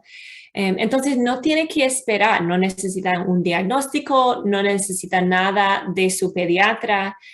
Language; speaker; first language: Spanish; non-native, fluent; English